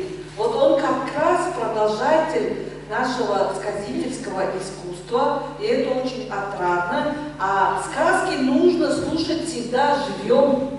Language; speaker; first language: Russian; non-native, local second language; Tuvinian